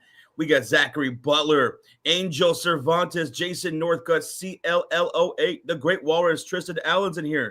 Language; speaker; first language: English; native; English